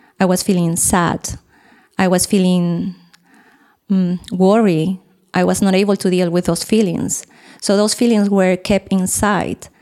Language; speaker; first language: English; non-native, fluent; Spanish